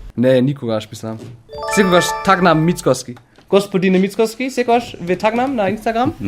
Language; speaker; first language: Macedonian; non-native, learner; German